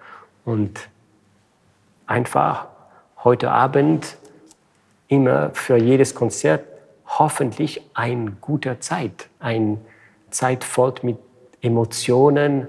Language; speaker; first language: German; non-native, fluent; French